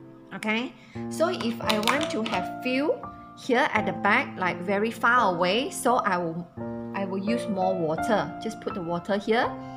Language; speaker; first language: English; non-native, local second language; Chinese